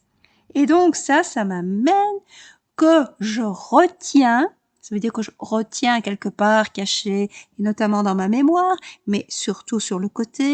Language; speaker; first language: French; native; French